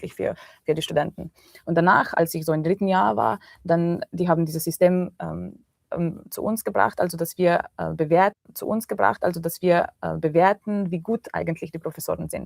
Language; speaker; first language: German; non-native, fluent; Slovenian